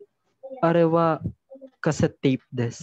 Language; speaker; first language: Japanese; non-native, learner; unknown